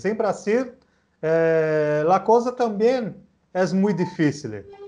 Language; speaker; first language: Spanish; non-native, learner; Portuguese